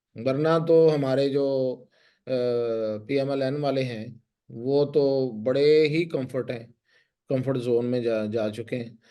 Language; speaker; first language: Urdu; non-native, local second language; Punjabi